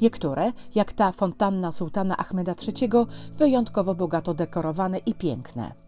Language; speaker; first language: Polish; native; Polish